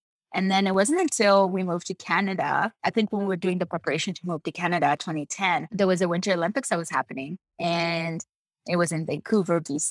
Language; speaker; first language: English; non-native, fluent; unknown